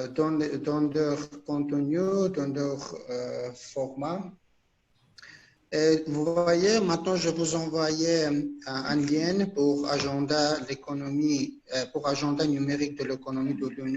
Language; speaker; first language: French; non-native, fluent; Armenian